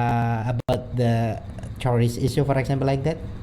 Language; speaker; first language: English; non-native, learner; Indonesian